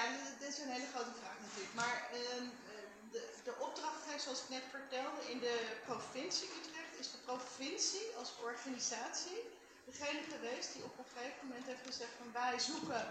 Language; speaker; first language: Dutch; native; Dutch